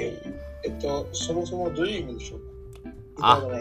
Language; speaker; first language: Japanese; non-native, learner; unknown